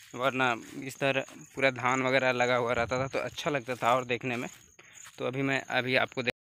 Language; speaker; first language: Hindi; native; Hindi